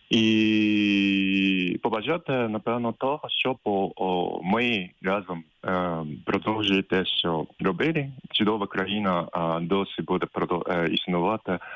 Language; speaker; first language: Ukrainian; non-native, fluent; Japanese